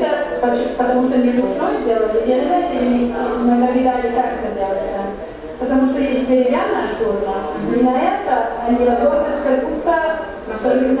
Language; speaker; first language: Russian; non-native, learner; Italian